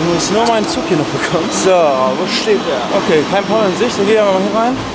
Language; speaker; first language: German; native; German